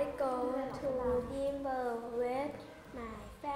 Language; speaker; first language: English; non-native, learner; Thai